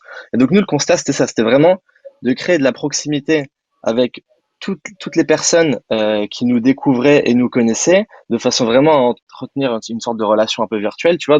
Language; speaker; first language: French; native; French